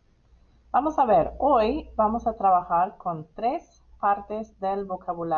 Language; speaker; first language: Spanish; non-native, fluent; English